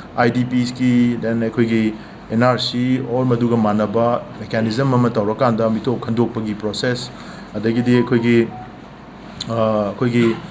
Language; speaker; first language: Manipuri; native; Manipuri